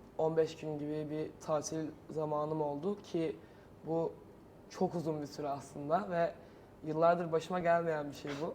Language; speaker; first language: Turkish; native; Turkish